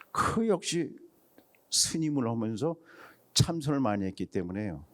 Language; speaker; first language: Korean; native; Korean